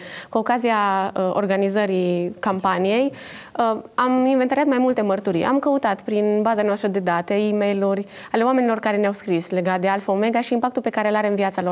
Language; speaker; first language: Romanian; native; Romanian